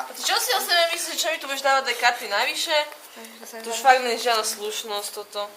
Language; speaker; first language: Slovak; native; Slovak